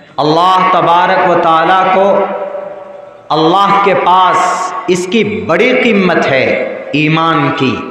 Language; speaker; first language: Urdu; native; Urdu